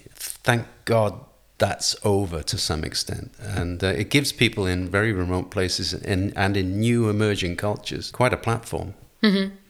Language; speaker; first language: English; native; English